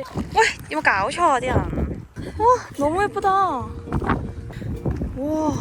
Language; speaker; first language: Cantonese; native; Cantonese